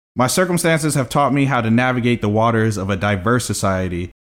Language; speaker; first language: English; native; English